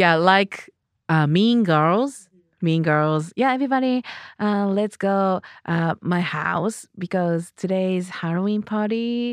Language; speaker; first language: English; non-native, learner; Japanese